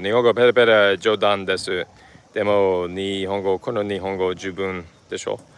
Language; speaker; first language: Japanese; non-native, learner; English